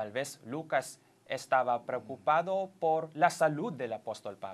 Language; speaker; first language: Spanish; non-native, fluent; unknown